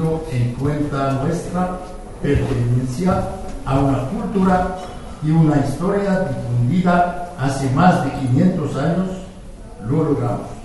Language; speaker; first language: Spanish; non-native, fluent; French